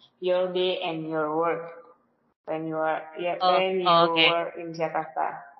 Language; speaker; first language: English; non-native, learner; Indonesian